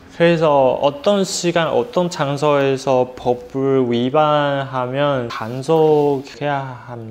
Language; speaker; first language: Korean; non-native, fluent; Chinese